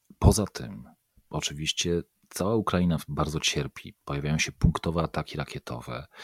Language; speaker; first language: Polish; native; Polish